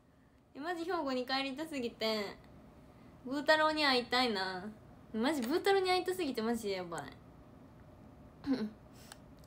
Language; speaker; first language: Japanese; native; Japanese